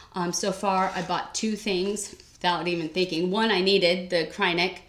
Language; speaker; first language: English; native; English